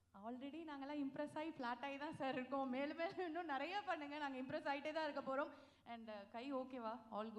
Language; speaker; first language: Tamil; native; Tamil